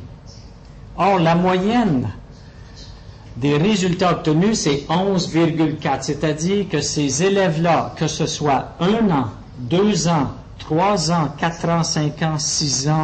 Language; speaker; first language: French; native; French